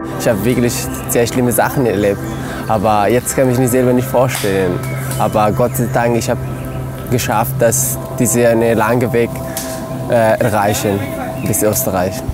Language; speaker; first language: German; non-native, learner; Persian